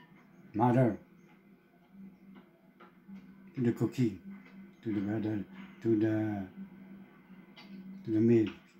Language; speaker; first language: English; non-native, learner; French